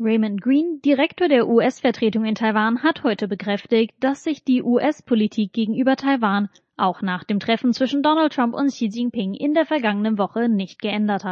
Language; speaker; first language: German; native; German